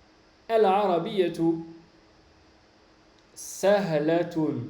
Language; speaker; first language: Arabic; non-native, fluent; French